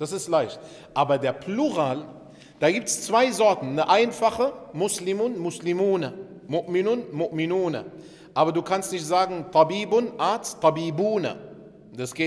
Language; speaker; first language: German; early bilingual, other home language; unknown